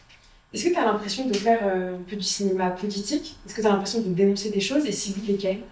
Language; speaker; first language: French; native; French